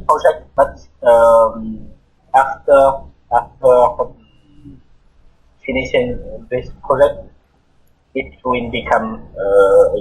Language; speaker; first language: English; non-native, learner; Vietnamese